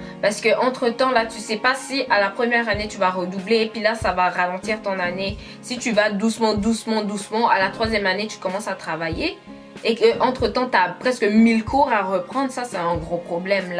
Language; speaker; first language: French; native; French